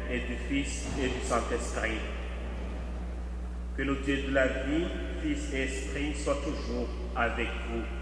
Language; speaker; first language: French; native; French